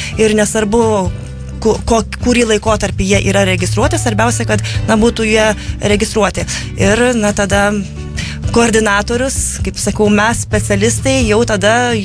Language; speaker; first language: Lithuanian; native; Lithuanian